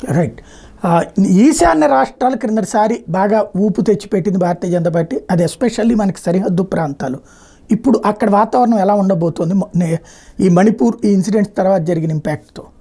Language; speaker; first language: Telugu; native; Telugu